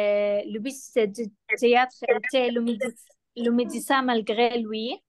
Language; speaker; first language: French; non-native, learner; Arabic